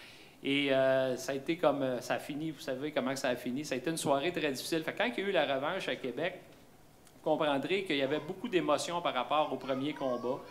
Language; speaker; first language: French; native; French